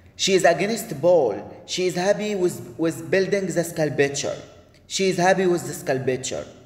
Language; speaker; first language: English; non-native, learner; Arabic